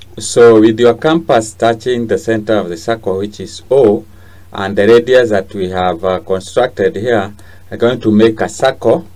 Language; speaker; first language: English; non-native, local second language; Swahili